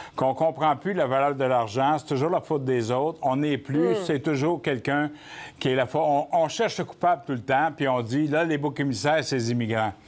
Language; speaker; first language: French; native; French